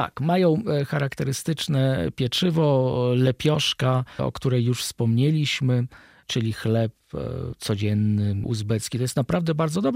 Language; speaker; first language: Polish; native; Polish